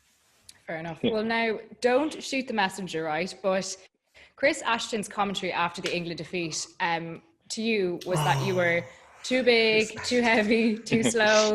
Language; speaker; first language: English; native; English